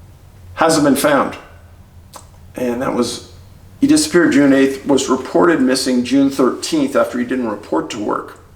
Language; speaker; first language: English; native; English